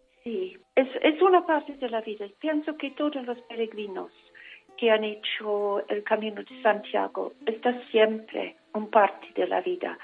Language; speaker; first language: Spanish; non-native, fluent; English